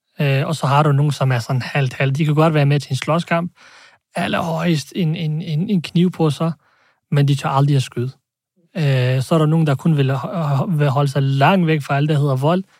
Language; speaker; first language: Danish; early bilingual, other home language; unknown